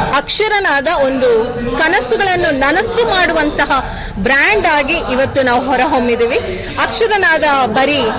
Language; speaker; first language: Kannada; non-native, local second language; Malayalam